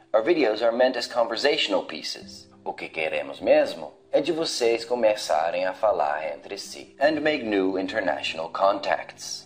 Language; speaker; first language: Portuguese; non-native, fluent; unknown